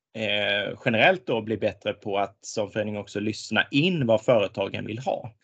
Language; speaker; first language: Swedish; native; Swedish